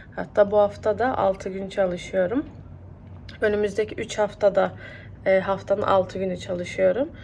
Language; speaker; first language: Turkish; early bilingual, heritage; Turkish